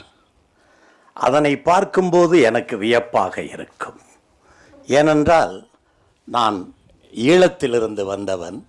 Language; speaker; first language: Tamil; native; Tamil